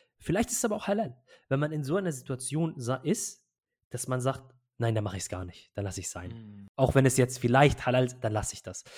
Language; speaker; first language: German; early bilingual, other home language; Arabic